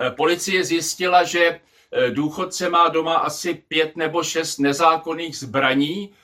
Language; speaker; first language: Czech; native; Czech